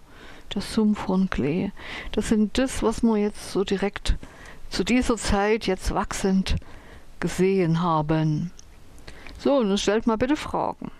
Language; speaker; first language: German; native; German